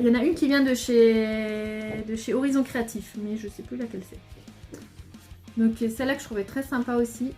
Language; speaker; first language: French; native; French